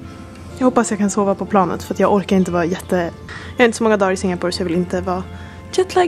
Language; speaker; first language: Swedish; native; Swedish